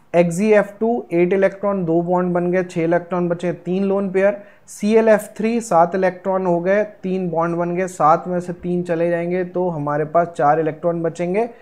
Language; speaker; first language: Hindi; native; Hindi